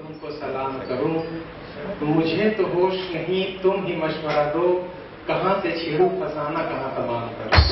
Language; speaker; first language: Hindi; native; Hindi